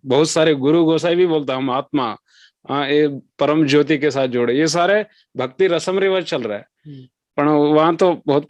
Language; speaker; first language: Hindi; non-native, local second language; Telugu